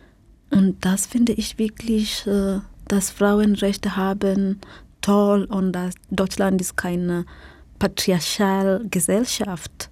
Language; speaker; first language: German; non-native, learner; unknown